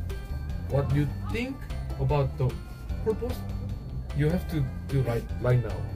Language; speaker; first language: English; non-native, learner; Korean